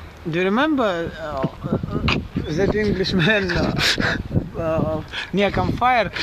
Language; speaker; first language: English; non-native, learner; Russian